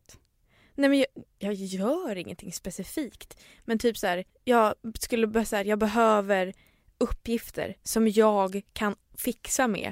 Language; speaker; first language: Swedish; native; Swedish